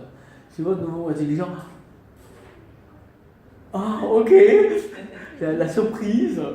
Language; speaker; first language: French; non-native, fluent; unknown